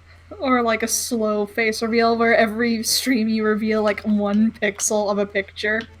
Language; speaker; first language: English; native; English